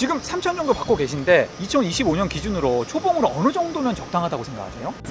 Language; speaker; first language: Korean; native; Korean